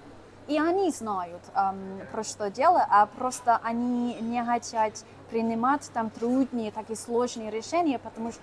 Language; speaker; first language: Russian; non-native, fluent; English